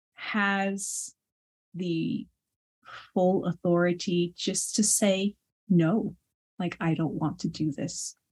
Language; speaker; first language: English; early bilingual, other home language; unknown